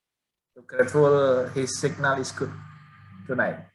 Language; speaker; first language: English; non-native, learner; Indonesian